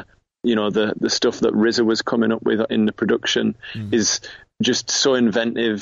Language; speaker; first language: English; native; English